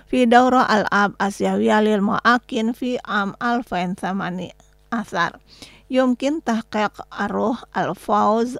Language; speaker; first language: Arabic; non-native, fluent; Indonesian